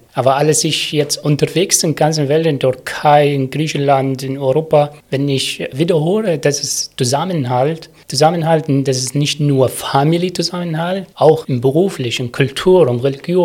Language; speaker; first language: German; non-native, learner; Arabic